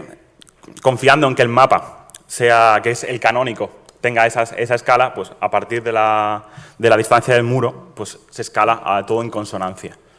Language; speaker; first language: Spanish; native; Spanish